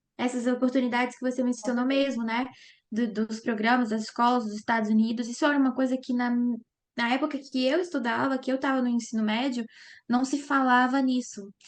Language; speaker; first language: Portuguese; native; Portuguese